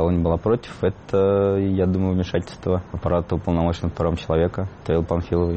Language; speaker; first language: Russian; native; Russian